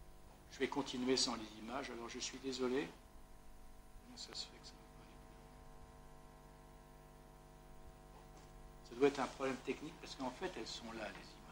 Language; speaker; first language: French; native; French